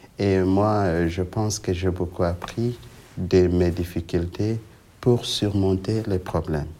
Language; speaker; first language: French; non-native, local second language; Swahili